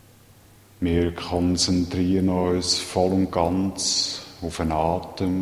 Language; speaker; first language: German; native; German